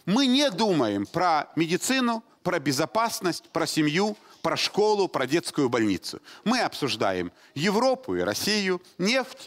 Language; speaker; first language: Russian; native; Russian